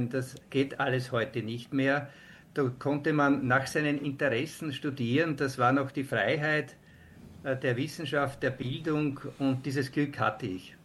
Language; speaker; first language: German; native; German